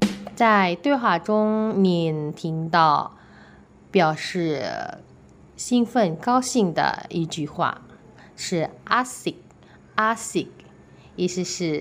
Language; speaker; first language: Chinese; non-native, fluent; Indonesian